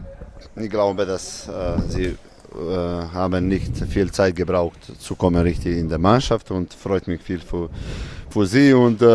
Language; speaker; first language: German; non-native, fluent; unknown